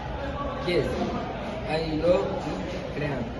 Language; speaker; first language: English; non-native, learner; Spanish